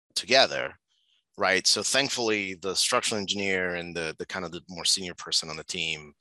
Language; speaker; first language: English; non-native, fluent; Spanish